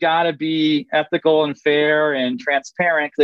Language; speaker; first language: English; native; English